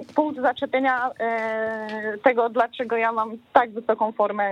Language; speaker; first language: Polish; native; Polish